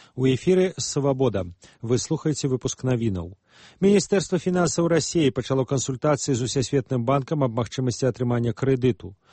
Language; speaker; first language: Belarusian; native; Belarusian